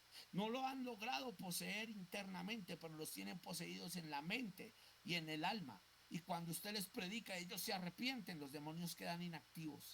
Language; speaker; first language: Spanish; native; Spanish